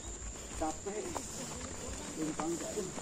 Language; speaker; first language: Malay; non-native, local second language; Sundanese